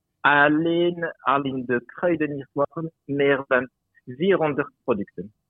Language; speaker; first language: Dutch; non-native, local second language; French